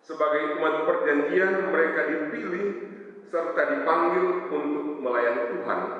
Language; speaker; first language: Indonesian; native; Indonesian